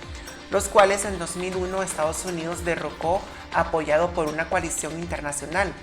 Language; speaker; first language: Spanish; native; Spanish